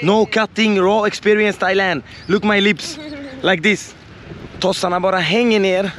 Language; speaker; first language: English; non-native, fluent; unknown